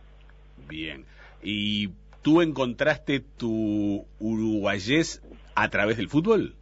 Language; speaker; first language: Spanish; native; Spanish